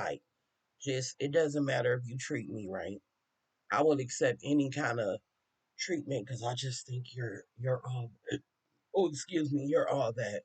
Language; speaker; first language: English; native; English